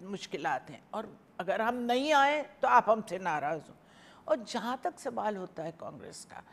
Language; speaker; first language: Hindi; native; Hindi